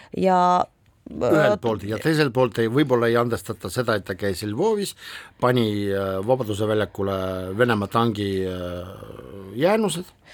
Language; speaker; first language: Estonian; non-native, local second language; Russian